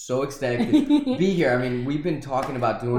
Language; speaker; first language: English; early bilingual, other home language; Spanish